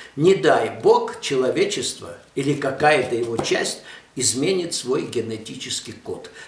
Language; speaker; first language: Russian; non-native, local second language; Armenian